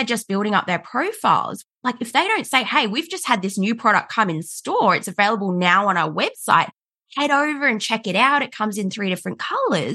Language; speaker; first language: English; native; English